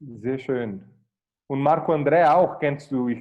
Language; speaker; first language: German; non-native, fluent; Portuguese